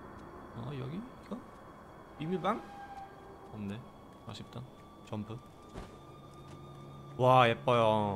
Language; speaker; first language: Korean; non-native, fluent; German